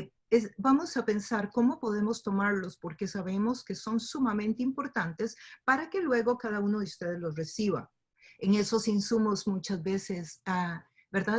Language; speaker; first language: Spanish; native; Spanish